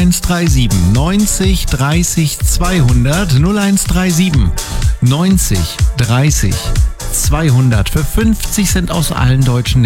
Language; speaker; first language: German; native; German